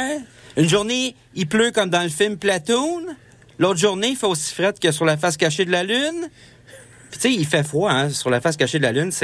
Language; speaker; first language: French; native; French